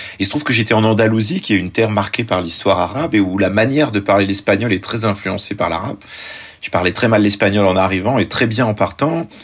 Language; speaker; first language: French; early bilingual, other home language; Arabic